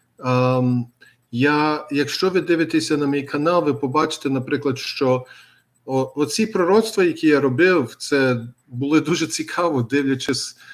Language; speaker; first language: Ukrainian; early bilingual, heritage; Ukrainian